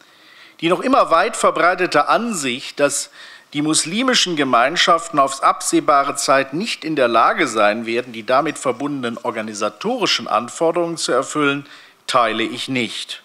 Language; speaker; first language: German; native; German